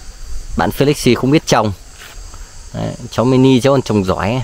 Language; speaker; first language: Vietnamese; native; Vietnamese